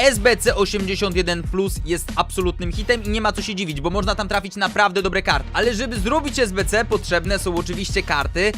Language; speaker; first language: Polish; native; Polish